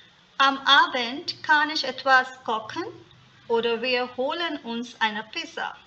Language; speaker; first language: German; non-native, fluent; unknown